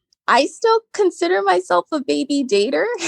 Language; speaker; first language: English; native; English